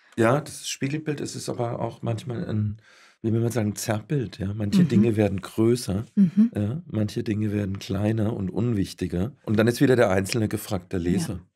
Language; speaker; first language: German; native; German